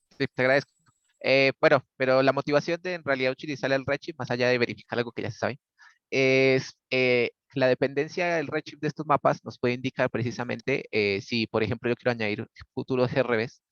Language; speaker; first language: Spanish; native; Spanish